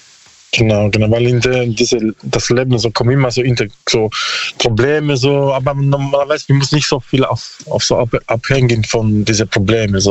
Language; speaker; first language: German; non-native, learner; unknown